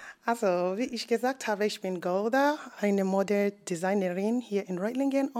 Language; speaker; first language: German; non-native, fluent; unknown